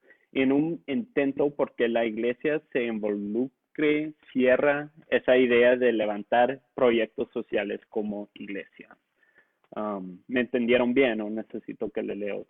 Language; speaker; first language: Spanish; non-native, local second language; English